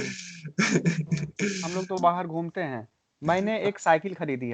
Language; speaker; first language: Hindi; native; Hindi